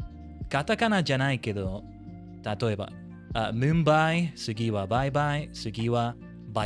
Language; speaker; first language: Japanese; non-native, learner; English